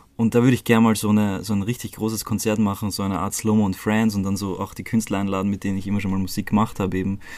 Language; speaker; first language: German; early bilingual, other home language; Croatian